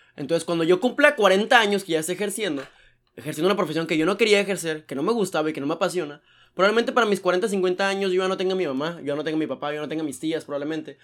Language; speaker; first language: Spanish; native; Spanish